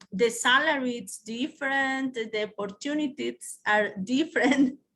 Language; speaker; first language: English; non-native, learner; Spanish